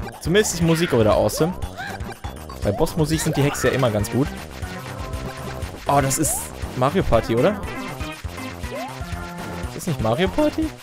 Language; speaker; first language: German; native; German